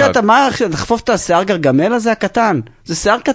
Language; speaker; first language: Hebrew; native; Hebrew